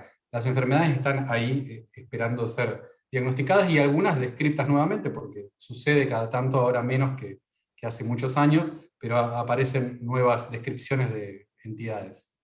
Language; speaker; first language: Spanish; native; Spanish